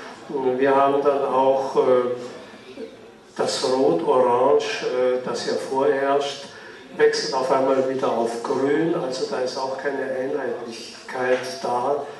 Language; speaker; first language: German; native; German